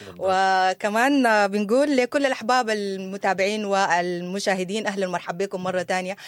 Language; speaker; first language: Arabic; native; Arabic